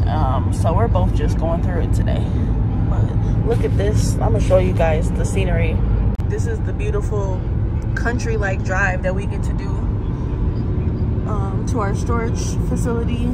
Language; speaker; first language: English; native; English